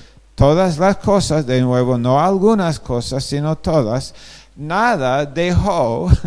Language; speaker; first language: Spanish; non-native, fluent; English